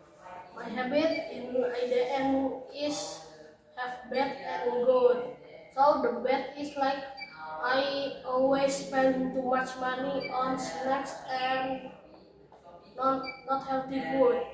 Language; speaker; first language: English; non-native, learner; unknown